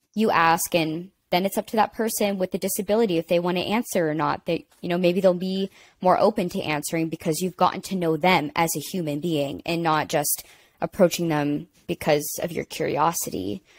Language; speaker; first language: English; native; English